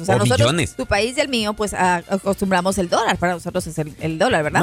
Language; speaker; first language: Spanish; native; Spanish